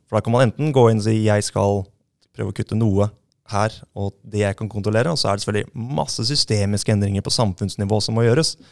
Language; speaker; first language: Norwegian; native; Norwegian